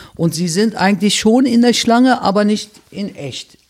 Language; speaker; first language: German; early bilingual, other home language; Turkish